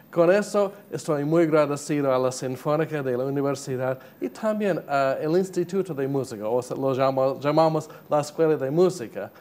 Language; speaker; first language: Spanish; non-native, fluent; English